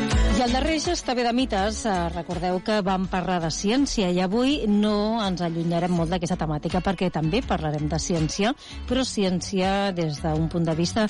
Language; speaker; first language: Catalan; native; Catalan